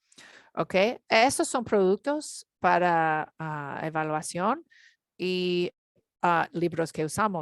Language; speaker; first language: Spanish; non-native, learner; English